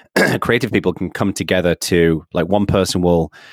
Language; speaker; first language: English; native; English